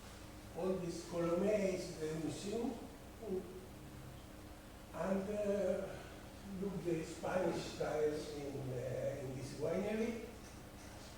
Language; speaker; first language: English; non-native, fluent; Spanish